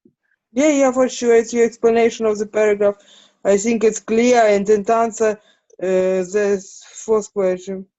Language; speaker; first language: English; non-native, learner; Ukrainian